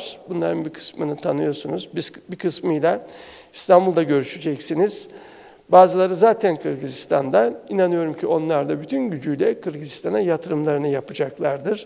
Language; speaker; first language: Turkish; native; Turkish